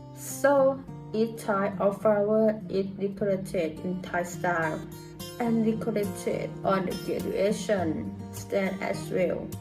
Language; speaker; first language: English; non-native, fluent; Thai